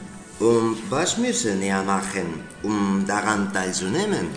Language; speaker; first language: German; non-native, learner; Spanish